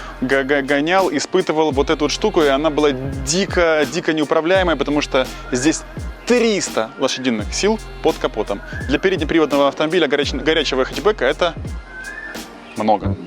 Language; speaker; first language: Russian; native; Russian